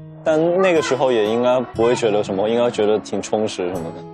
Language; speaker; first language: Chinese; native; Chinese